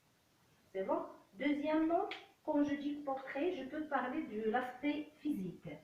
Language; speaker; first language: French; non-native, local second language; Arabic